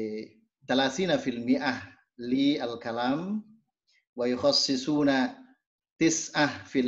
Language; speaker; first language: Arabic; non-native, fluent; Indonesian